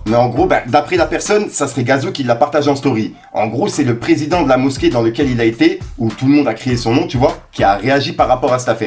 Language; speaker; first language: French; native; French